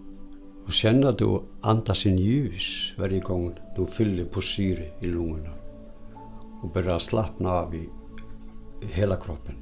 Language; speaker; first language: Swedish; non-native, fluent; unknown